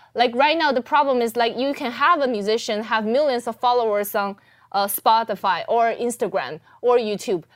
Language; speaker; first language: English; early bilingual, other home language; Chinese